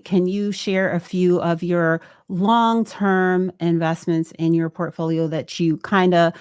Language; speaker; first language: English; native; English